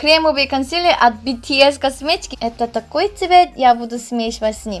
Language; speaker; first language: Russian; non-native, learner; Korean